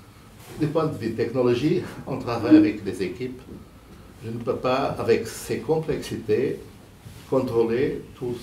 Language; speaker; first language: French; non-native, fluent; Portuguese